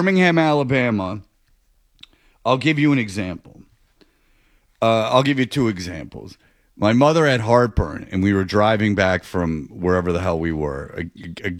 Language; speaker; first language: English; native; English